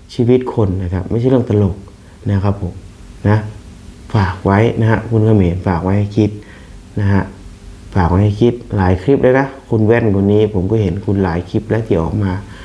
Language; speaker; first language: Thai; native; Thai